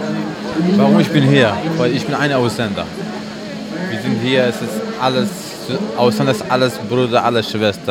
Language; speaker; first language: German; non-native, learner; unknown